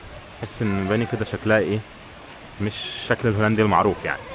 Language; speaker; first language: Arabic; native; Arabic